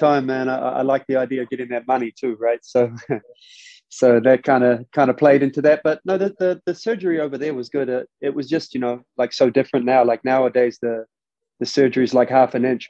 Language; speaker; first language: English; native; English